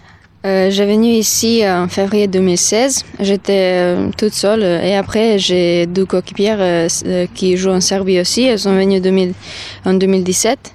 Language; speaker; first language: French; non-native, learner; Serbian